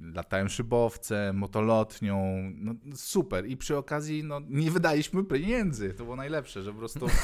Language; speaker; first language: Polish; non-native, fluent; Mongolian